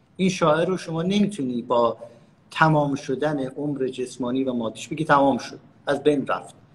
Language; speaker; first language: Persian; native; Persian